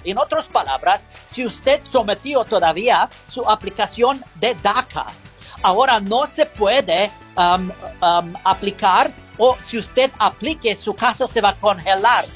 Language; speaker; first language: Spanish; non-native, learner; English